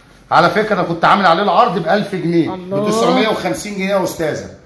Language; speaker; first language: Arabic; native; Arabic